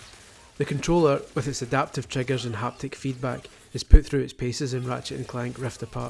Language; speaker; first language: English; native; English